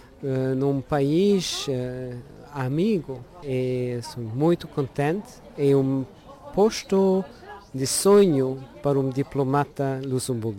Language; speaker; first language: Portuguese; non-native, learner; Luxembourgish